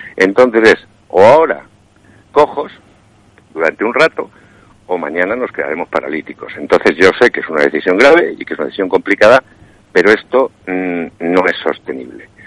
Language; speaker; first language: Spanish; native; Spanish